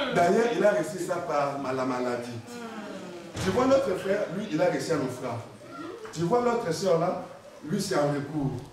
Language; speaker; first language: French; non-native, local second language; Lingala